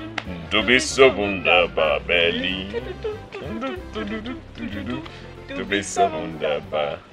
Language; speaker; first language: German; non-native, fluent; Portuguese